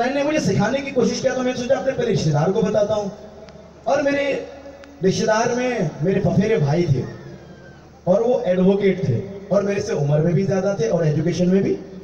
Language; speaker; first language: Hindi; native; Hindi